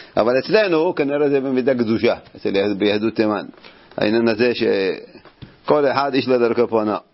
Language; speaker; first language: Hebrew; native; Hebrew